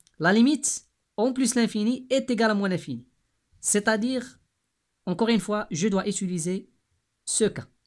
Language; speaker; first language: French; non-native, local second language; Arabic